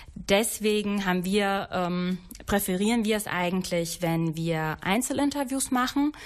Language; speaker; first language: German; native; German